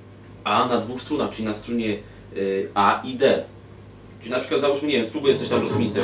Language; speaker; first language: Polish; native; Polish